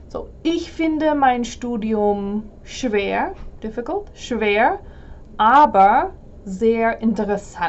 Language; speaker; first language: German; non-native, fluent; English